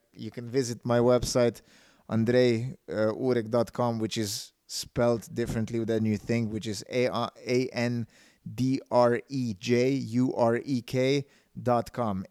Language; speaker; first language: English; non-native, fluent; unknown